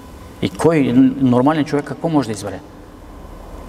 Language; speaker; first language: Bulgarian; non-native, local second language; Turkish